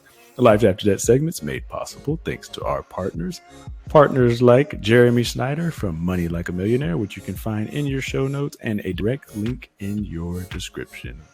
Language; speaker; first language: English; native; English